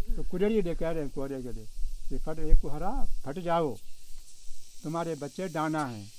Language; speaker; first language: Hindi; native; Hindi